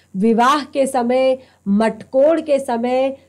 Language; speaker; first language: Hindi; native; Hindi